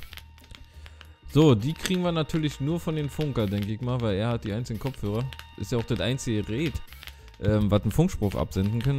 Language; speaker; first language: German; native; German